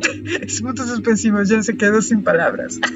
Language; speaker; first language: Spanish; native; Spanish